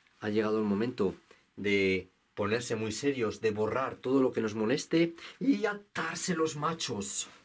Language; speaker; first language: Spanish; native; Spanish